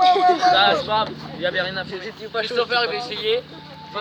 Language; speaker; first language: French; native; French